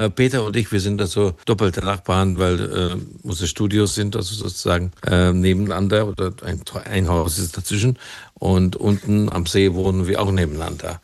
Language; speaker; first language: German; non-native, fluent; Hungarian